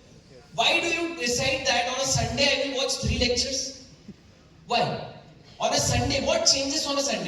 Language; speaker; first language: English; non-native, local second language; Hindi